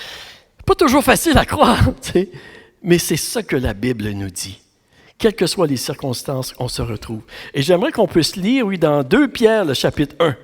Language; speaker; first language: French; native; French